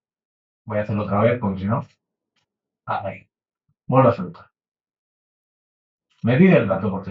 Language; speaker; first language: Spanish; native; Spanish